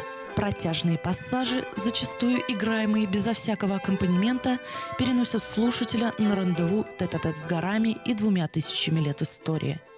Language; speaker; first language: Russian; native; Russian